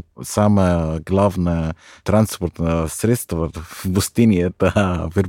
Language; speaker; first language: Russian; non-native, fluent; Arabic